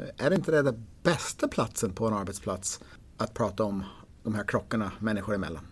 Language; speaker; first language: Swedish; non-native, fluent; English